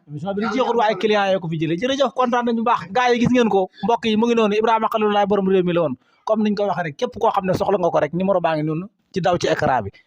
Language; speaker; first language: Wolof; native; Wolof